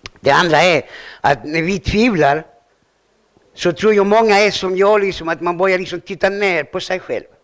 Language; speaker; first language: Swedish; early bilingual, other home language; Spanish